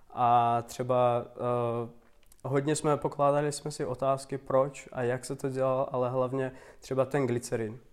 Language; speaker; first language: Czech; non-native, fluent; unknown